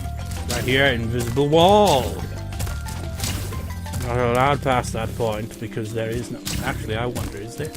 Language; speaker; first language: English; native; English